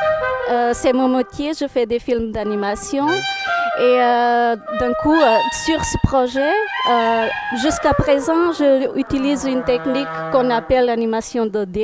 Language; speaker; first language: French; non-native, fluent; Portuguese